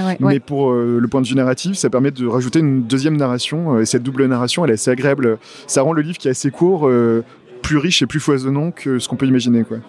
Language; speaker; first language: French; native; French